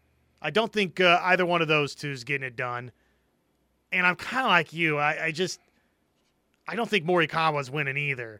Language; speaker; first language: English; native; English